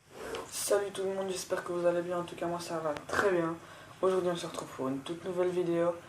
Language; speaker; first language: French; native; French